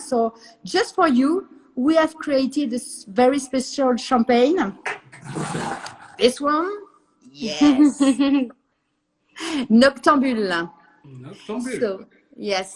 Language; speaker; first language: English; non-native, learner; French